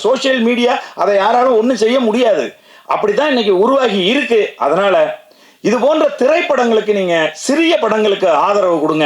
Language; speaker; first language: Tamil; native; Tamil